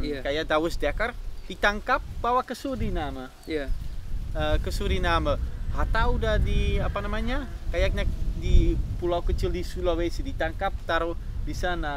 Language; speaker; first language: Indonesian; non-native, fluent; Dutch